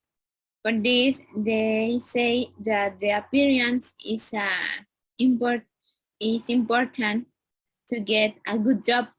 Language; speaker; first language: English; non-native, learner; Spanish